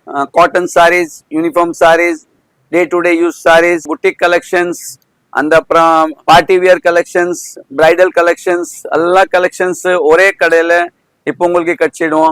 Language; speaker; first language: Tamil; non-native, fluent; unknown